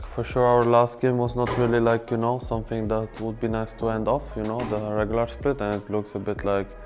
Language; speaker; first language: English; non-native, fluent; Polish